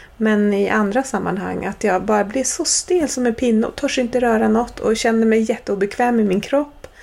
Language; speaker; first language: Swedish; native; Swedish